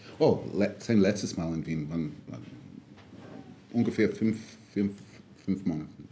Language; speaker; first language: German; non-native, fluent; English